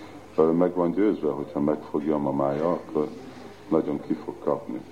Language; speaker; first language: Hungarian; early bilingual, heritage; Hungarian